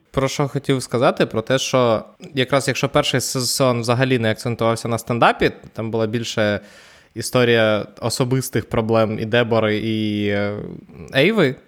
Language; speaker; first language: Ukrainian; native; Ukrainian